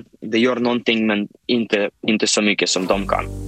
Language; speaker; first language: Swedish; non-native, fluent; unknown